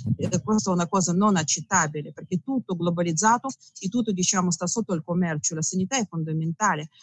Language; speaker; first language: Italian; non-native, fluent; Russian